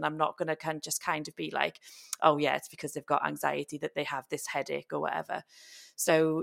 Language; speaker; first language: English; native; English